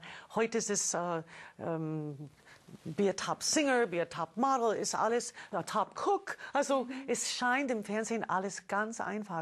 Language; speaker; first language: German; non-native, fluent; English